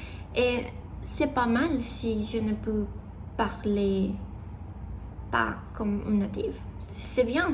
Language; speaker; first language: French; non-native, learner; Spanish